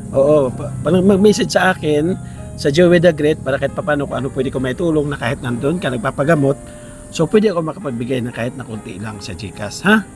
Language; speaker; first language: Filipino; non-native, local second language; Cebuano